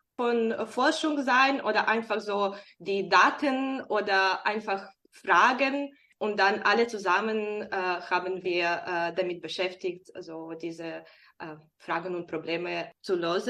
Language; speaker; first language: German; non-native, fluent; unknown